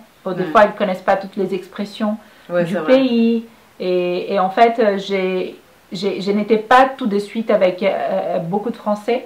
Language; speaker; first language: French; non-native, fluent; Portuguese